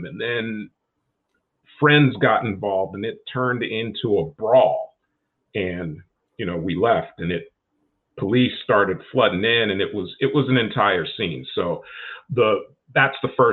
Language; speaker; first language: English; native; English